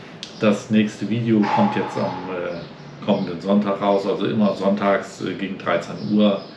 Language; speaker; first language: German; native; German